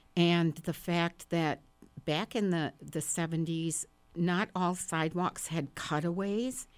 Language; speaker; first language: English; native; English